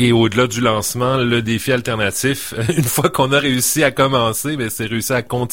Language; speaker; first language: French; native; French